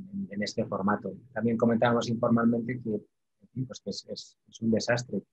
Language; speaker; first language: Spanish; native; Spanish